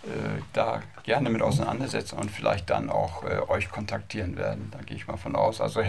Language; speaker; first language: German; native; German